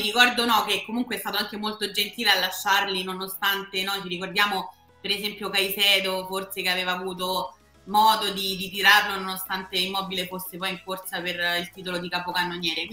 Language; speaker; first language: Italian; native; Italian